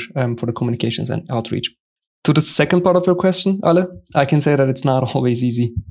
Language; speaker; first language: English; non-native, fluent; Turkish